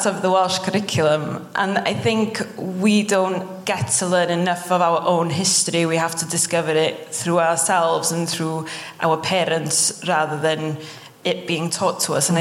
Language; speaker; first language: English; non-native, local second language; Welsh